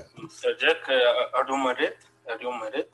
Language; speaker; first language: English; non-native, learner; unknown